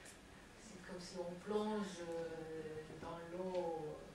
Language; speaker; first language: French; non-native, fluent; Japanese